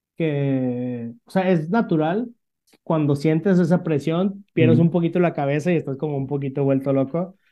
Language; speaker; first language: Spanish; native; Spanish